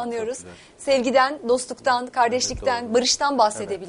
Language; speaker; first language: Turkish; native; Turkish